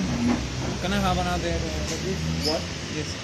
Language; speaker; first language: English; non-native, learner; Greek